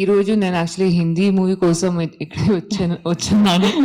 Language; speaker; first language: Telugu; non-native, learner; Hindi